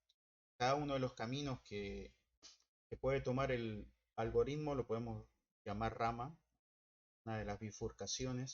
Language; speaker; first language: Spanish; native; Spanish